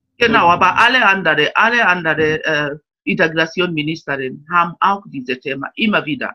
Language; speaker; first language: German; non-native, fluent; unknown